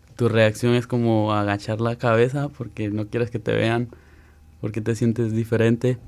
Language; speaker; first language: Spanish; native; Spanish